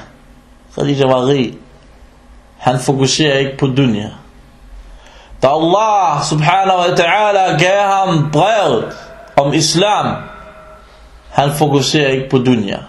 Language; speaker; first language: Danish; early bilingual, other home language; Arabic